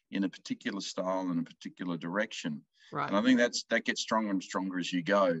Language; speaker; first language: English; native; English